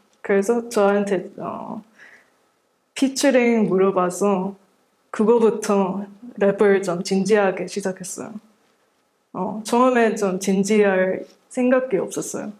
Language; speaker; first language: Korean; early bilingual, heritage; English